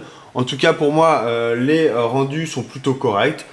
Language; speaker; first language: French; native; French